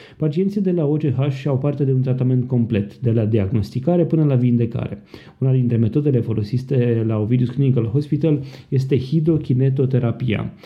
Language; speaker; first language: Romanian; native; Romanian